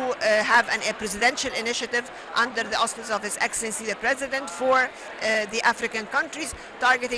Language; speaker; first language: English; non-native, fluent; Arabic